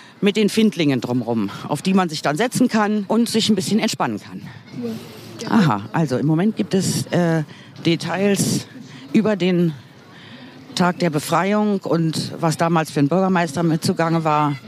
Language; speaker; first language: German; native; German